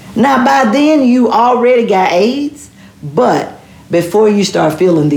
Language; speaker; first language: English; native; English